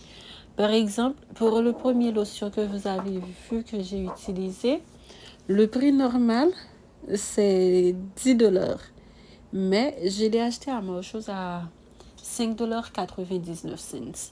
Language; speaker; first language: French; non-native, local second language; Haitian Creole